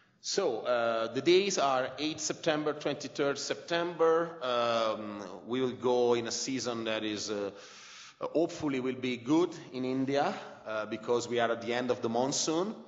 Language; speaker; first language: English; non-native, fluent; Italian